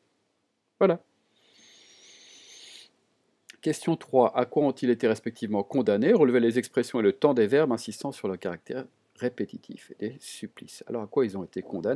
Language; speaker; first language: French; native; French